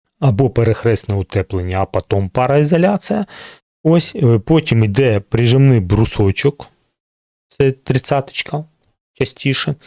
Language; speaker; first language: Ukrainian; non-native, local second language; Russian